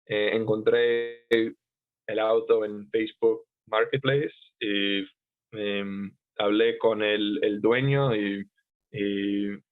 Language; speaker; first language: Spanish; non-native, fluent; English